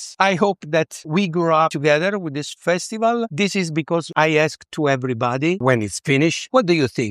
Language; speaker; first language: English; non-native, learner; Italian